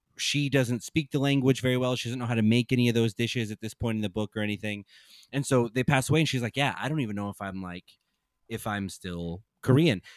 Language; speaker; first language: English; native; English